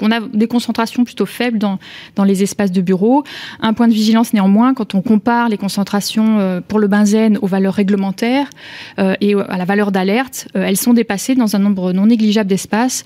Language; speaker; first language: French; native; French